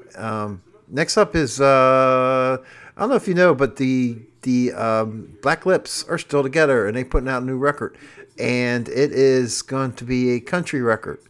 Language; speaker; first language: English; native; English